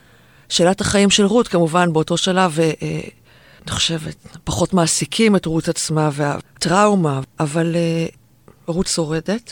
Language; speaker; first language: Hebrew; native; Hebrew